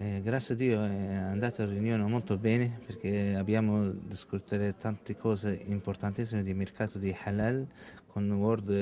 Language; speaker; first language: Italian; non-native, learner; Arabic